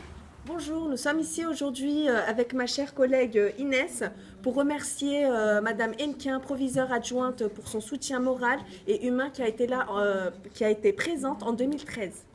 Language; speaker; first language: French; native; French